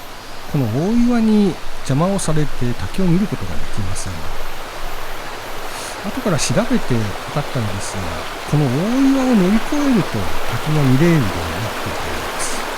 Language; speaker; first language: Japanese; native; Japanese